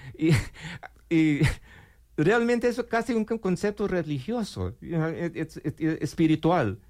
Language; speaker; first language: Spanish; non-native, learner; English